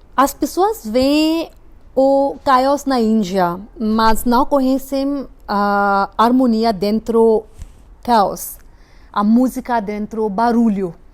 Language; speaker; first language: Portuguese; non-native, fluent; Hindi